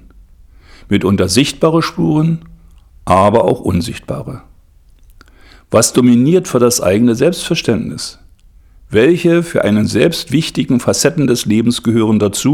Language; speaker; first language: German; native; German